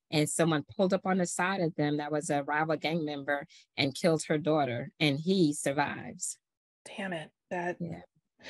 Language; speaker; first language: English; native; English